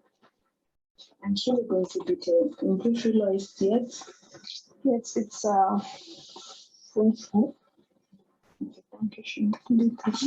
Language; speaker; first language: German; non-native, learner; Spanish